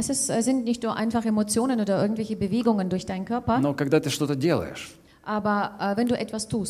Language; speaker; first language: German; non-native, fluent; Russian